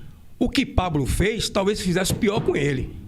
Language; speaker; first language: Portuguese; native; Portuguese